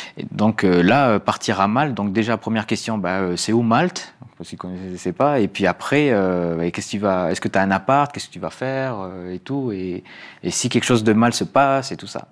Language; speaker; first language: French; native; French